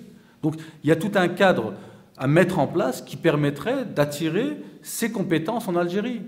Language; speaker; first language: French; native; French